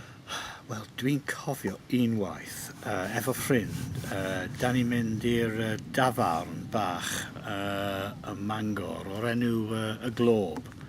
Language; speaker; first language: Welsh; non-native, fluent; English